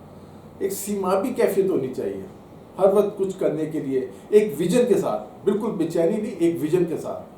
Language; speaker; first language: Urdu; native; Urdu